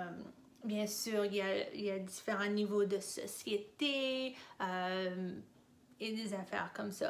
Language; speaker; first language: French; non-native, fluent; English